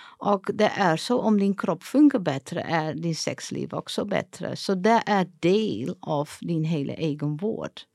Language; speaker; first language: Swedish; non-native, fluent; Dutch